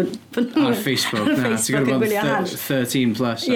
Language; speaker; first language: Welsh; native; Welsh